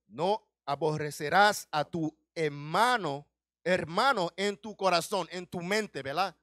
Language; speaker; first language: Spanish; early bilingual, heritage; Spanish